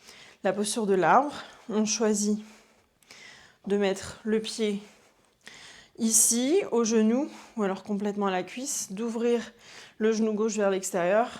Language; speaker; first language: French; native; French